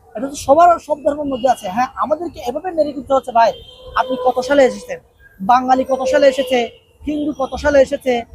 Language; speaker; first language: Bangla; non-native, local second language; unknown